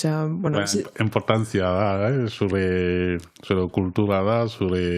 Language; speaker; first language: Basque; non-native, learner; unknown